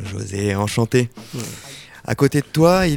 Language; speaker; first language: French; native; French